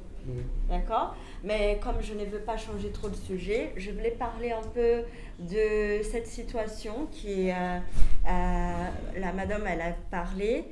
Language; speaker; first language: French; non-native, fluent; Portuguese